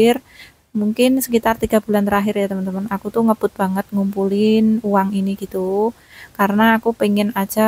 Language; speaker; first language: Indonesian; native; Indonesian